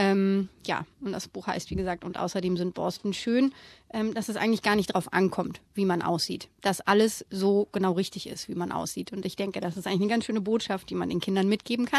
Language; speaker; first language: German; native; German